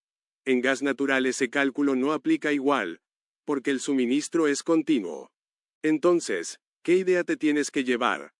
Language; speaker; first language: Spanish; native; Spanish